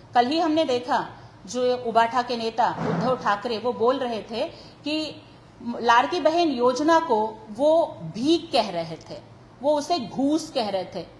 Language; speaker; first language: Hindi; non-native, local second language; Marathi